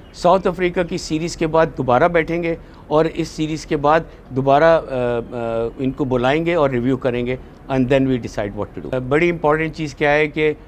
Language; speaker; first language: Urdu; native; Urdu